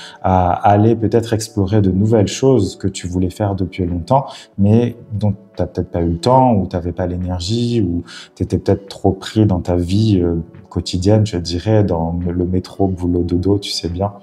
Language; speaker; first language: French; native; French